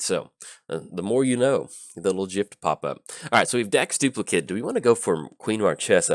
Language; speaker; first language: English; native; English